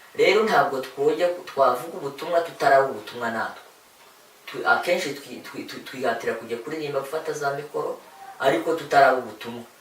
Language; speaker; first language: Kinyarwanda; native; Kinyarwanda